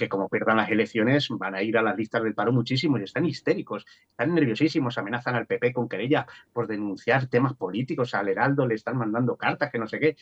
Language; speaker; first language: Spanish; native; Spanish